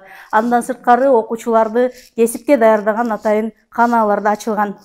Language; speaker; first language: Kyrgyz; native; Kyrgyz